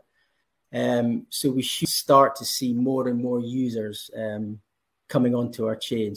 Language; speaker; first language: English; native; English